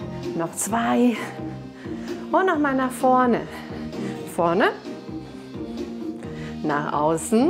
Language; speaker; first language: German; native; German